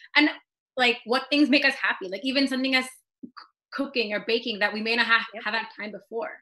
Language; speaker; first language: English; native; English